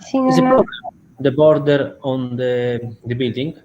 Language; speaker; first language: English; non-native, learner; Italian